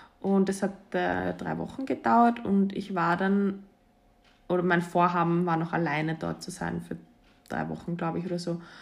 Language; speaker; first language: German; native; German